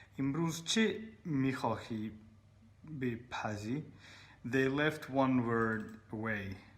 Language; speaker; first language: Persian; non-native, learner; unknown